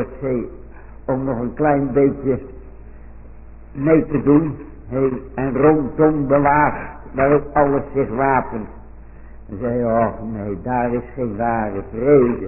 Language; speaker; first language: Dutch; native; Dutch